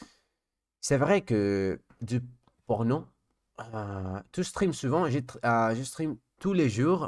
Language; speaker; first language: French; non-native, learner; Spanish